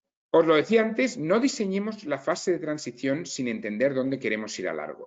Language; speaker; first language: Spanish; native; Spanish